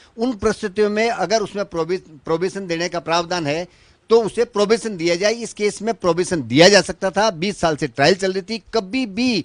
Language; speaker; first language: Hindi; native; Hindi